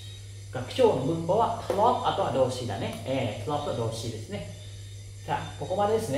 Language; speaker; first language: Japanese; non-native, fluent; Khmer